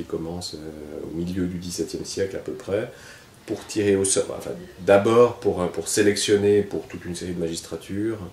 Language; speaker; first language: French; native; French